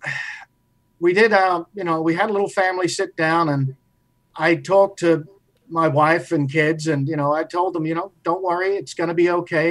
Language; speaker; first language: English; native; English